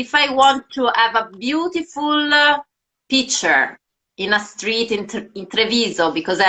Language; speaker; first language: English; non-native, fluent; Italian